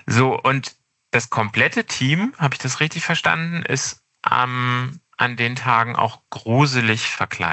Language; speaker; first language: German; native; German